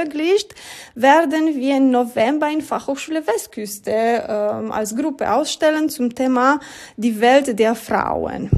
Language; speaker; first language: German; non-native, learner; Romanian